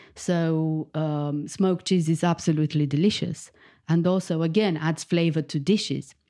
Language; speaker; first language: English; non-native, fluent; Romanian